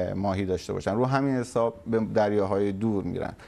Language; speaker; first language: Persian; native; Persian